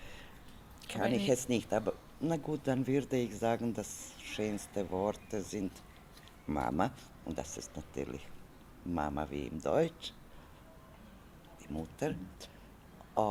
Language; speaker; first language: German; non-native, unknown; Serbian